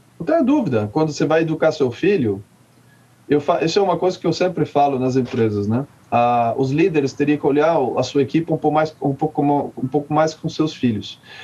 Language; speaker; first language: Portuguese; non-native, fluent; French